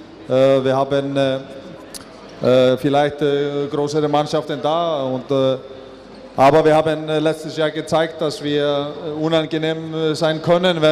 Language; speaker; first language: German; non-native, fluent; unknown